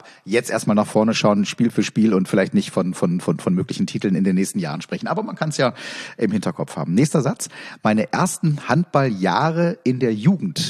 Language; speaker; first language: German; native; German